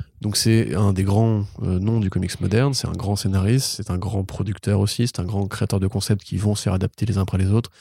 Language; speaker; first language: French; native; French